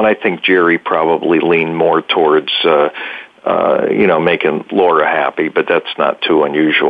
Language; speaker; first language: English; native; English